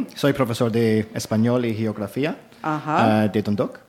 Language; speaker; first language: Spanish; non-native, learner; English